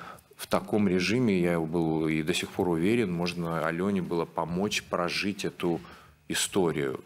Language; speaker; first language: Russian; native; Russian